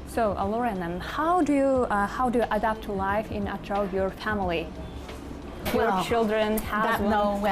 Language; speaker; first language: English; non-native, learner; Kazakh